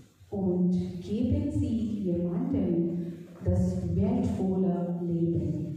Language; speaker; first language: German; non-native, fluent; Marathi